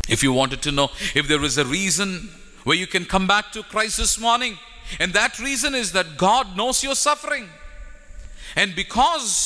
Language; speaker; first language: English; non-native, local second language; Telugu